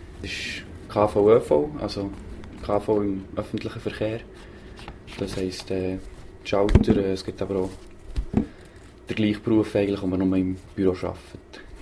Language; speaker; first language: German; native; German